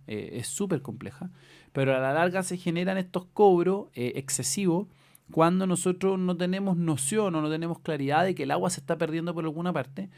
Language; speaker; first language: Spanish; native; Spanish